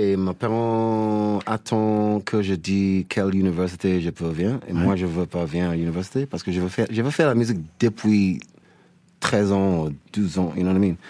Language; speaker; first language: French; non-native, learner; English